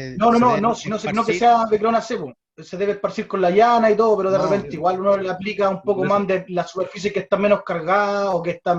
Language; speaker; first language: Spanish; native; Spanish